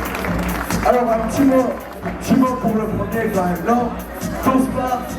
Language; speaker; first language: French; native; French